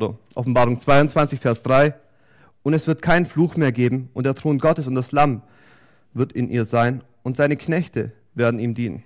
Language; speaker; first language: German; native; German